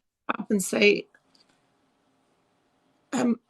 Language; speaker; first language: English; native; English